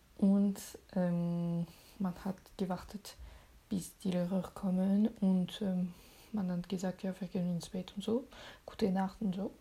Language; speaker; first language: German; non-native, learner; French